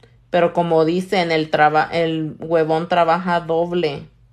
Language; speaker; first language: Spanish; early bilingual, heritage; Spanish